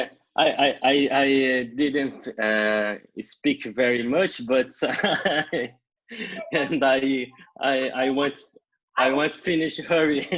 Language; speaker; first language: English; non-native, learner; Portuguese